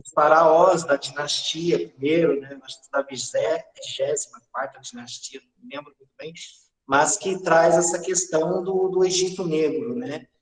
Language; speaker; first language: Portuguese; native; Portuguese